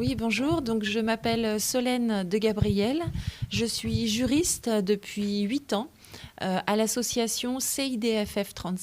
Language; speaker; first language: French; native; French